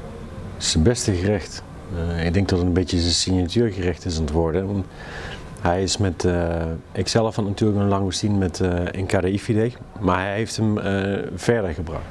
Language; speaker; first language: Dutch; native; Dutch